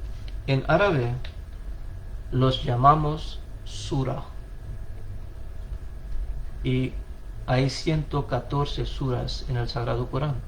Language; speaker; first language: Spanish; non-native, fluent; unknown